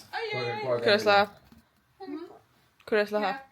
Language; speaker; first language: Estonian; non-native, learner; German